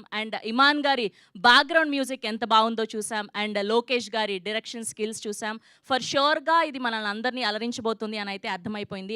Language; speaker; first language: Telugu; native; Telugu